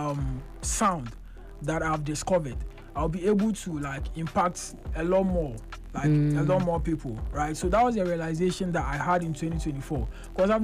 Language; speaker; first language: English; non-native, local second language; Akan